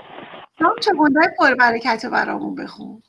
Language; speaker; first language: Persian; native; Persian